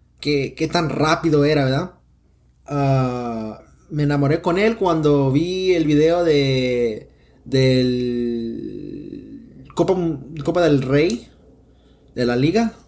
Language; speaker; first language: Spanish; early bilingual, heritage; Spanish